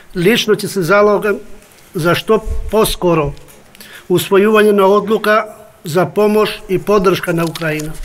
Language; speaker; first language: Macedonian; non-native, local second language; Albanian